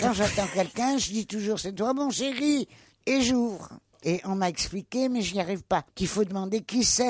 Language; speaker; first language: French; native; French